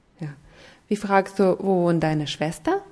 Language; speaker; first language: German; non-native, fluent; Russian